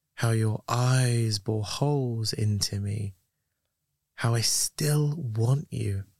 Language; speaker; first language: English; native; English